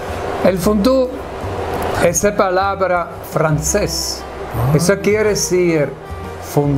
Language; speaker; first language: Spanish; non-native, fluent; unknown